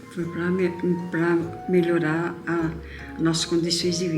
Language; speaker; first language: Portuguese; non-native, local second language; Japanese